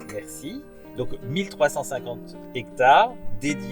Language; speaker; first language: French; native; French